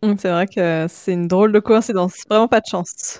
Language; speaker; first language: French; native; French